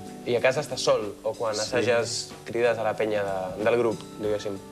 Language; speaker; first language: Catalan; native; Catalan